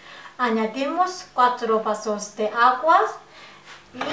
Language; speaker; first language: Spanish; non-native, learner; Korean